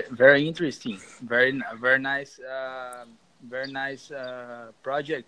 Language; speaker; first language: English; non-native, learner; Portuguese